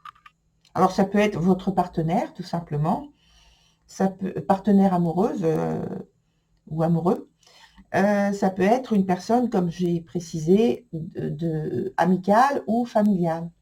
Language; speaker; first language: French; native; French